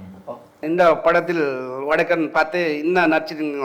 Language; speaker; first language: Tamil; non-native, learner; Hindi